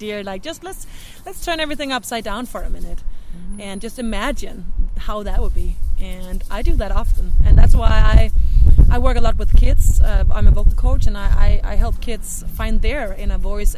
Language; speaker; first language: English; non-native, fluent; Danish